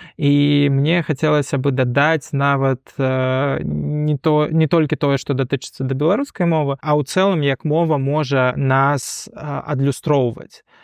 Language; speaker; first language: Belarusian; non-native, local second language; Russian